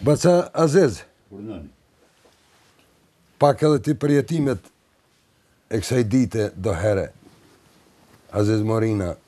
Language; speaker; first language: Albanian; native; Albanian